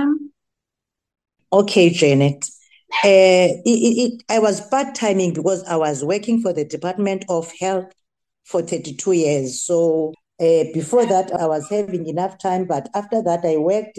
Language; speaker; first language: English; non-native, local second language; Xhosa